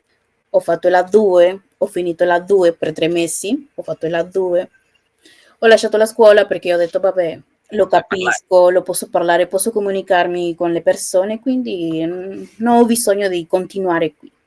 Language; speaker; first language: Italian; non-native, learner; Spanish